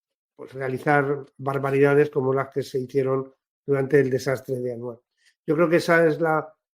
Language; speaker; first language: Spanish; native; Spanish